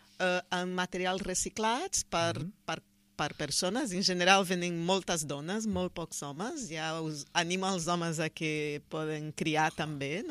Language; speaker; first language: Catalan; non-native, fluent; Portuguese